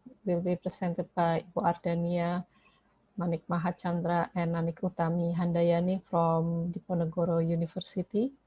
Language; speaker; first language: English; non-native, learner; Indonesian